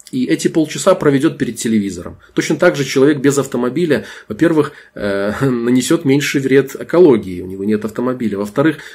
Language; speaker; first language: Russian; non-native, local second language; Belarusian